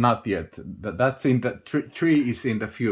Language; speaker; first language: English; non-native, fluent; Finnish